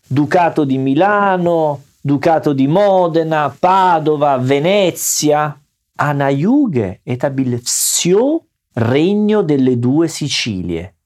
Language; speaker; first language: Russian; non-native, learner; Italian